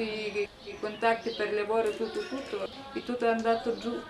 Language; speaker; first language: Italian; non-native, learner; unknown